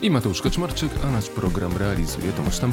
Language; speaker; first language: Polish; native; Polish